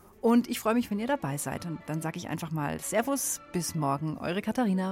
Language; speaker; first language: German; native; German